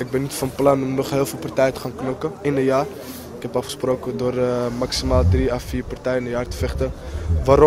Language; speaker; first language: Dutch; native; Dutch